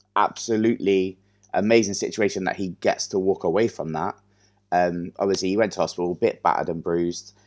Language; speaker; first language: English; native; English